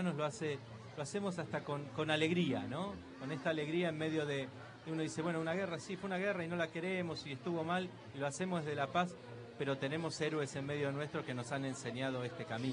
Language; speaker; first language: Spanish; native; Spanish